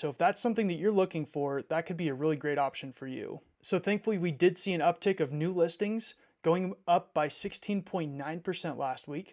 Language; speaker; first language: English; native; English